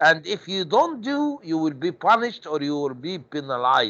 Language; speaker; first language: English; non-native, fluent; Arabic